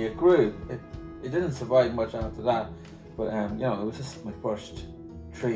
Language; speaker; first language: English; native; English